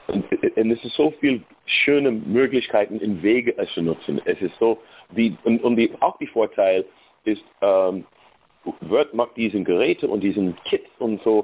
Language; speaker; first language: German; non-native, learner; English